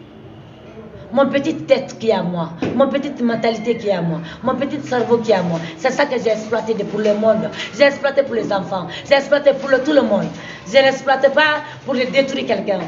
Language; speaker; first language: French; non-native, local second language; Susu